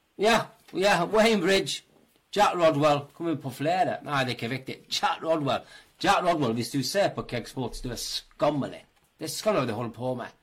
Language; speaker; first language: Norwegian; non-native, fluent; English